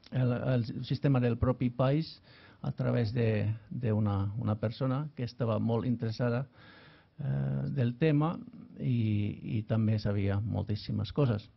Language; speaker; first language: Catalan; non-native, fluent; Finnish